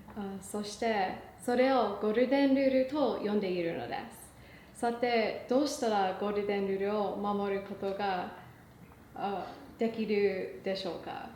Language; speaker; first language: Japanese; non-native, learner; English